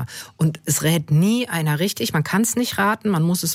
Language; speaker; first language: German; native; German